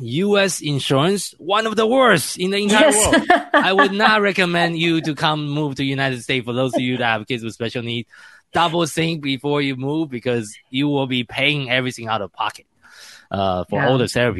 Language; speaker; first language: English; non-native, fluent; Chinese